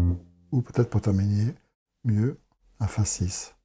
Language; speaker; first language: French; native; French